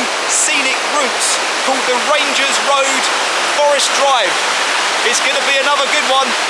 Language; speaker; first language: English; native; English